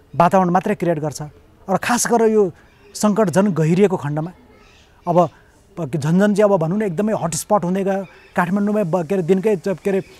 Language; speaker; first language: Nepali; native; Nepali